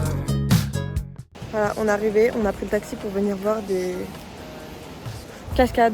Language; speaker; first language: French; native; French